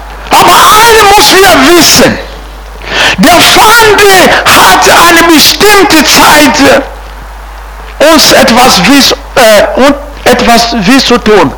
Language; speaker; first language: German; non-native, fluent; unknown